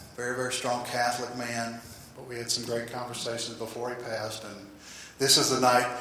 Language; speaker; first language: English; native; English